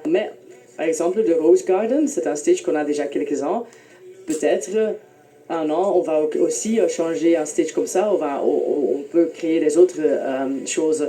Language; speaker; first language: French; non-native, local second language; Dutch